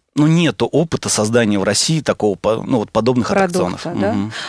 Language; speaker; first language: Russian; native; Russian